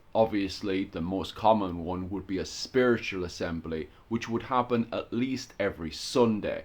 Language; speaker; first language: English; native; English